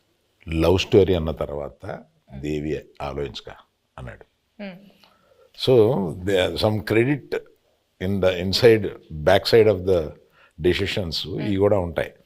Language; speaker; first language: Telugu; native; Telugu